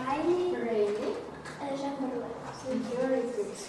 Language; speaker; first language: English; non-native, learner; Kazakh